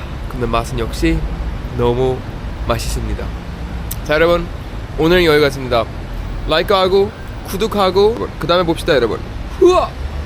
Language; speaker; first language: Korean; native; Korean